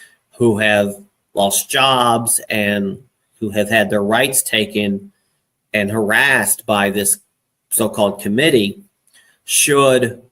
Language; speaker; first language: English; native; English